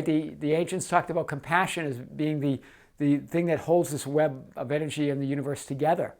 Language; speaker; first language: English; native; English